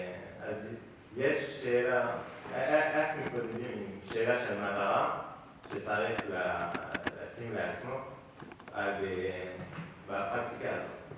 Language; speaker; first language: Hebrew; non-native, fluent; French